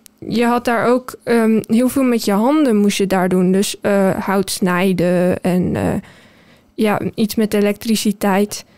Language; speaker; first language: Dutch; early bilingual, heritage; Dutch